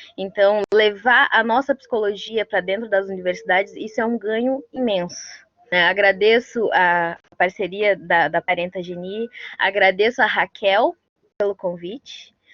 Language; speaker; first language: Portuguese; non-native, local second language; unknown